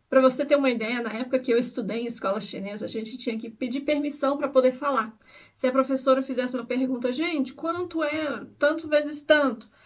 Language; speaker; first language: Portuguese; early bilingual, heritage; Portuguese